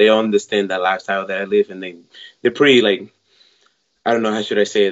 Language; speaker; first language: English; non-native, fluent; Spanish